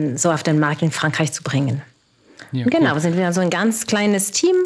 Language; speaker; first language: German; non-native, fluent; French